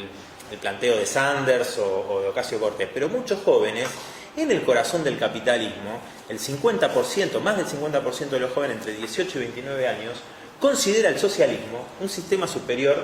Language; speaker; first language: Spanish; native; Spanish